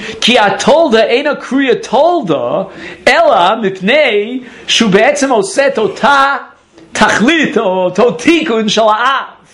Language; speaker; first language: Hebrew; non-native, fluent; English